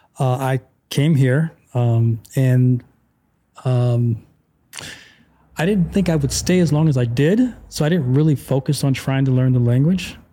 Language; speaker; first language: English; native; English